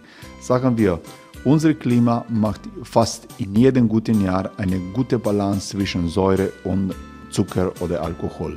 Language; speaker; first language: German; non-native, learner; Croatian